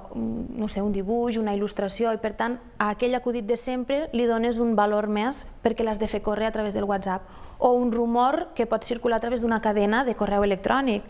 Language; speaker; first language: Catalan; native; Catalan